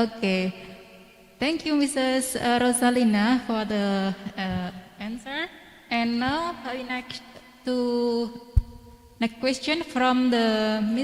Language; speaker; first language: English; non-native, learner; Indonesian